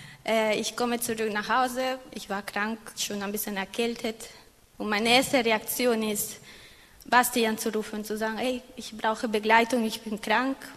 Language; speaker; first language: German; non-native, fluent; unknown